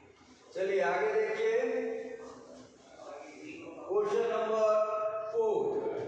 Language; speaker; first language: Hindi; native; Hindi